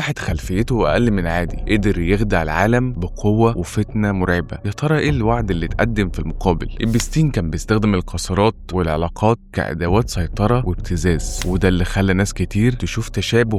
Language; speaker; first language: Arabic; native; Arabic